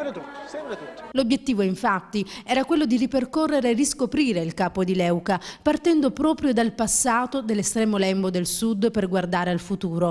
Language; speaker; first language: Italian; native; Italian